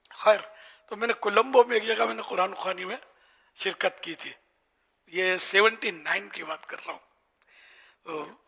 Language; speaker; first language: Urdu; native; Urdu